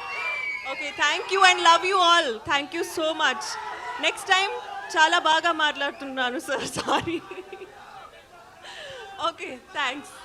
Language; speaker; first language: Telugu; non-native, learner; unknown